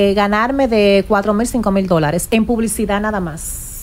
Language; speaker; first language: Spanish; native; Spanish